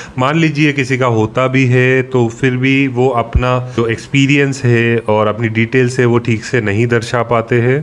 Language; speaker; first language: Hindi; native; Hindi